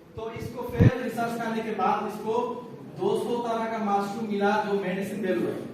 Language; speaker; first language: Hindi; non-native, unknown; Bangla